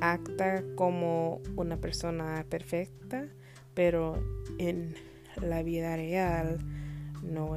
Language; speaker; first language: Spanish; non-native, learner; English